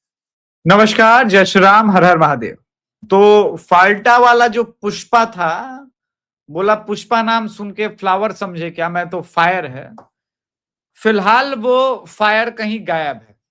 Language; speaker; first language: Hindi; native; Hindi